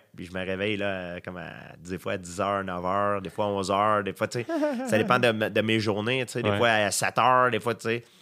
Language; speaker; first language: French; native; French